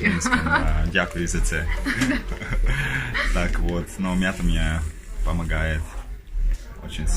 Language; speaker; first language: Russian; non-native, learner; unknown